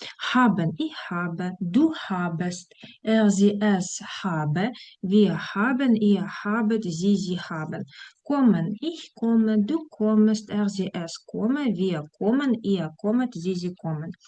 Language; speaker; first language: German; non-native, fluent; Ukrainian